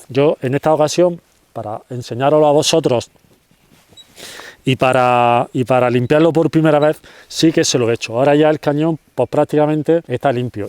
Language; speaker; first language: Spanish; native; Spanish